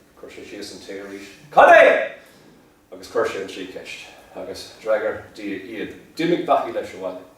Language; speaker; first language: Irish; native; Irish